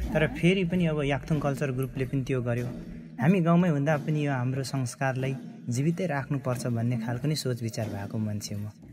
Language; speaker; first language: Nepali; non-native, local second language; Limbu